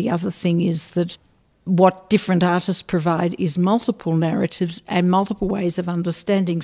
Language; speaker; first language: English; native; English